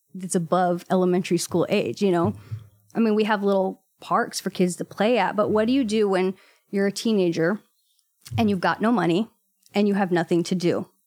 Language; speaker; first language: English; native; English